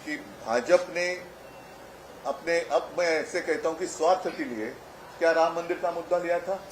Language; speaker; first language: Hindi; non-native, local second language; Marathi